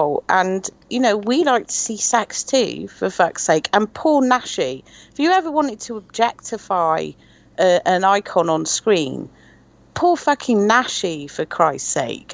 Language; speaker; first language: English; native; English